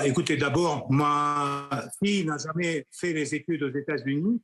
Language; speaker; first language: French; non-native, fluent; Russian